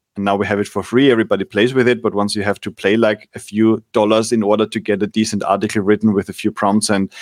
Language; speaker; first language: English; non-native, fluent; German